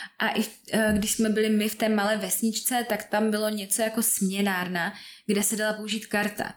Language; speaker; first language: Czech; native; Czech